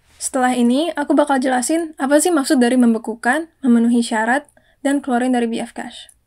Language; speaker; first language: Indonesian; native; Indonesian